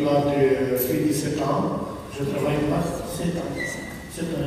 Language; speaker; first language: French; non-native, learner; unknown